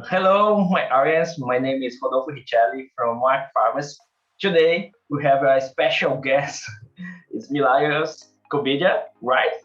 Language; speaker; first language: English; non-native, learner; Portuguese